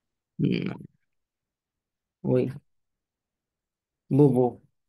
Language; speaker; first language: French; non-native, learner; Romanian